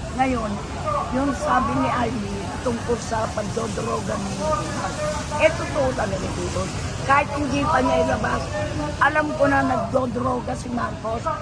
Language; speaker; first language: Filipino; non-native, local second language; Iloko